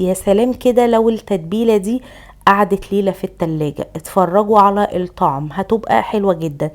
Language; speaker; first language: Arabic; native; Arabic